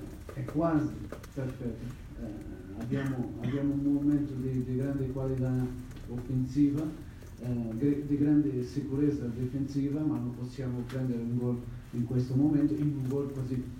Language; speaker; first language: Italian; non-native, fluent; Portuguese